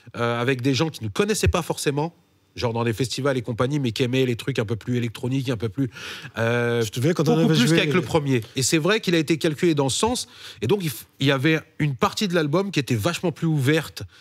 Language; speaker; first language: French; native; French